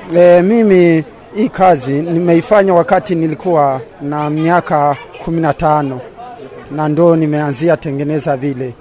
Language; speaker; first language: Swahili; non-native, local second language; Rundi